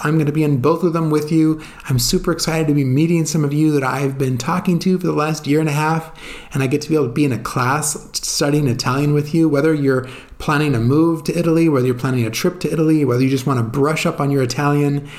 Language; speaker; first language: English; native; English